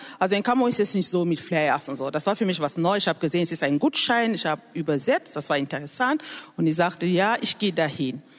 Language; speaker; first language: German; non-native, fluent; French